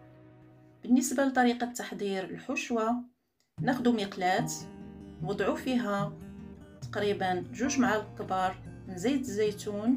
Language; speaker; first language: Arabic; native; Arabic